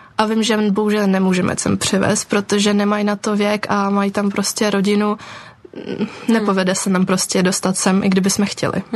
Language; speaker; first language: Czech; early bilingual, other home language; Ukrainian